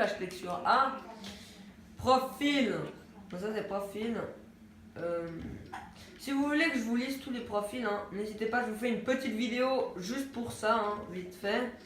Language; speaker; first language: French; native; French